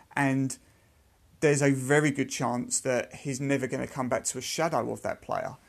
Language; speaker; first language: English; native; English